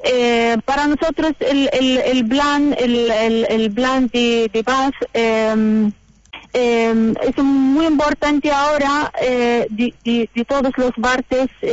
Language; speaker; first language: Spanish; non-native, learner; Arabic